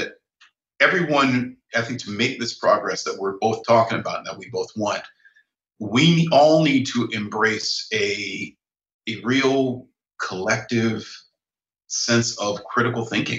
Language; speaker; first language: English; native; English